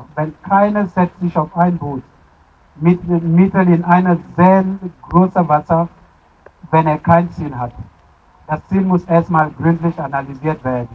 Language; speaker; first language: German; non-native, fluent; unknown